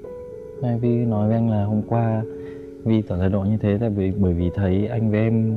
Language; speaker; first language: Vietnamese; native; Vietnamese